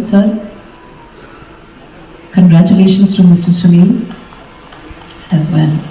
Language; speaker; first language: English; non-native, local second language; Malayalam